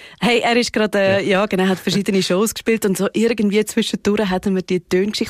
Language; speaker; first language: German; native; German